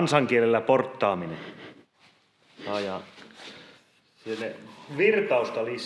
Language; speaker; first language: Finnish; native; Finnish